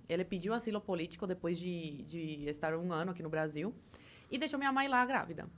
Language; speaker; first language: Portuguese; early bilingual, other home language; Spanish